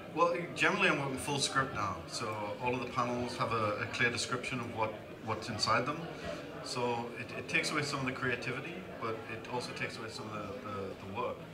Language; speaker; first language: English; native; English